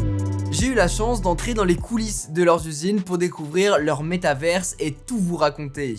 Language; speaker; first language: French; native; French